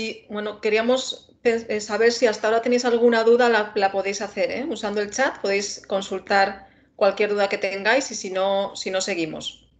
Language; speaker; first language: Spanish; native; Spanish